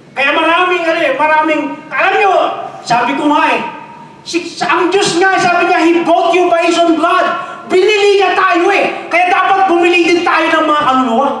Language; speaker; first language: Filipino; non-native, local second language; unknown